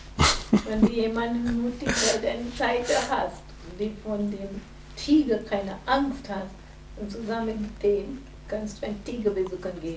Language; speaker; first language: German; non-native, fluent; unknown